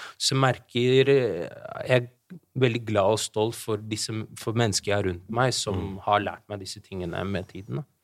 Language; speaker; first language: Norwegian; early bilingual, other home language; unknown